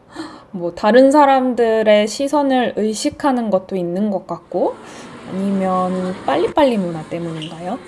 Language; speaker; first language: Korean; early bilingual, heritage; Korean